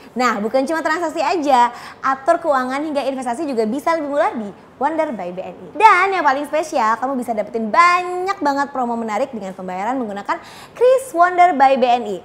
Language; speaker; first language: Indonesian; native; Indonesian